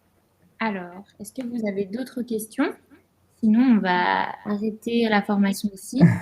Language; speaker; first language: French; native; French